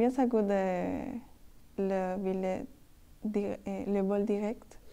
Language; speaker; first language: French; non-native, learner; Spanish